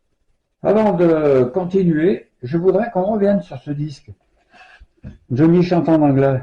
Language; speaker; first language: French; native; French